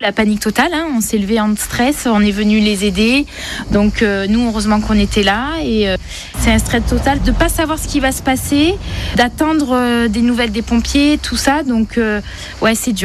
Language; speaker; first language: French; native; French